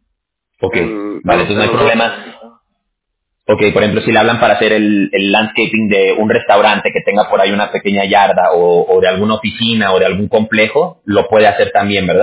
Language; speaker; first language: Spanish; native; Spanish